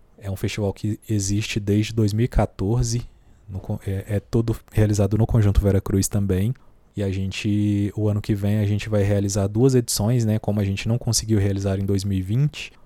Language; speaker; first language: Portuguese; native; Portuguese